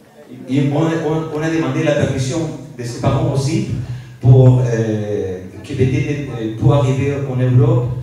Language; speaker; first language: French; non-native, learner; Spanish